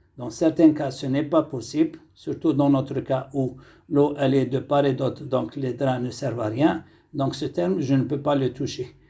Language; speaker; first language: French; non-native, local second language; Arabic